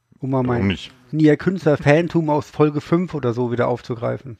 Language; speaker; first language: German; native; German